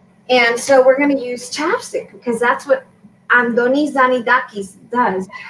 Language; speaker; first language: English; non-native, fluent; Spanish